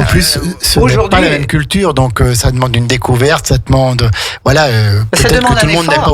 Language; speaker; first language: French; native; French